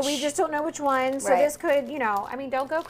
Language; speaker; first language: English; native; English